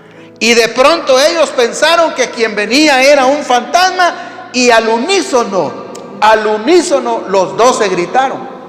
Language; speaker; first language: Spanish; native; Spanish